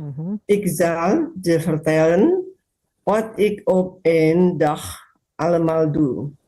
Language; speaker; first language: Dutch; non-native, learner; Indonesian